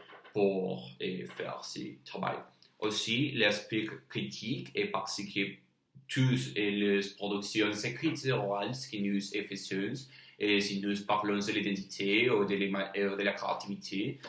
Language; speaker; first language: French; non-native, learner; Spanish